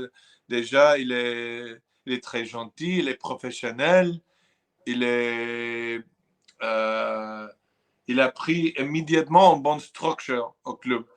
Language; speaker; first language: French; non-native, fluent; English